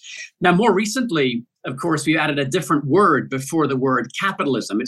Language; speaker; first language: English; native; English